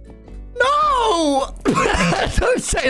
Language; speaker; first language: English; native; English